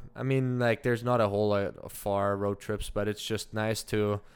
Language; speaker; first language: English; early bilingual, other home language; German